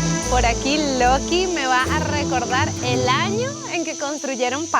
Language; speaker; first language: Spanish; native; Spanish